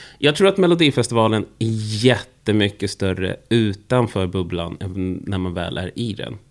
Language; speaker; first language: Swedish; native; Swedish